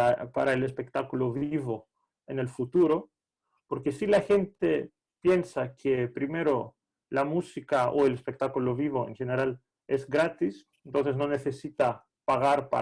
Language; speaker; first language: Spanish; non-native, fluent; Greek